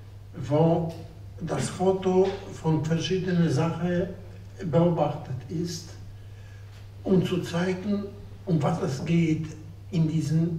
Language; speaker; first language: German; non-native, fluent; Polish